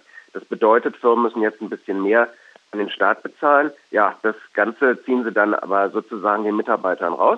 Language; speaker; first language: German; native; German